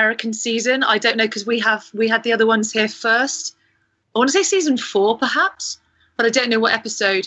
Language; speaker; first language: English; native; English